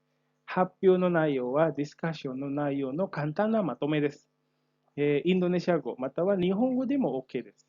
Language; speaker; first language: Japanese; non-native, fluent; Indonesian